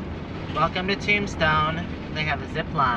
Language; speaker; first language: English; native; English